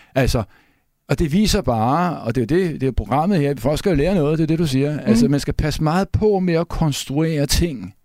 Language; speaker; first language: Danish; native; Danish